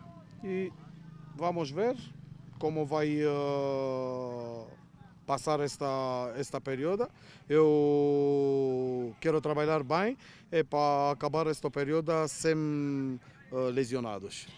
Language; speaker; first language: Portuguese; non-native, learner; Romanian